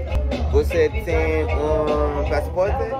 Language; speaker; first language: Portuguese; non-native, learner; English